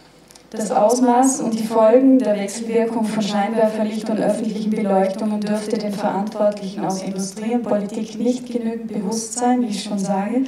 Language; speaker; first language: German; native; German